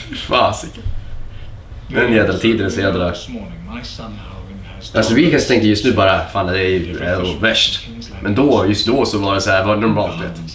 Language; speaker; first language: Swedish; native; Swedish